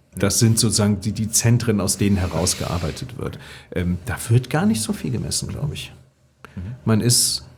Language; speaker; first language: German; native; German